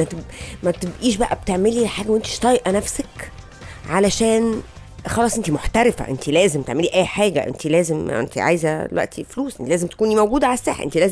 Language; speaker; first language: Arabic; native; Arabic